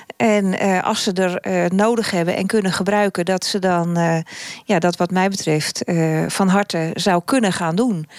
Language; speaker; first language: Dutch; native; Dutch